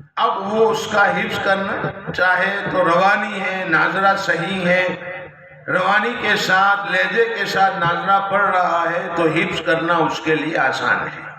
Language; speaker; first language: Urdu; non-native, local second language; Gujarati